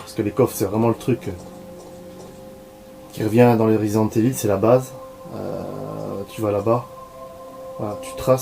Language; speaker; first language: French; native; French